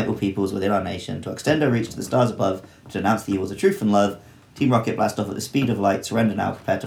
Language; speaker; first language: English; native; English